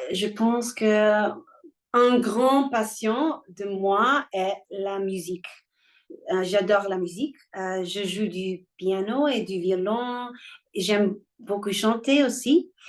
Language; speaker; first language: French; non-native, learner; English